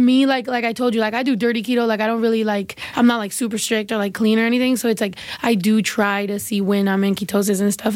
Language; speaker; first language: English; early bilingual, other home language; Spanish